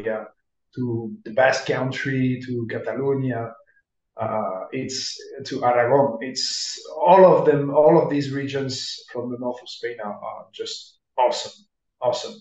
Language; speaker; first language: English; non-native, fluent; French